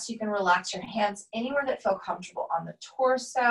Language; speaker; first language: English; native; English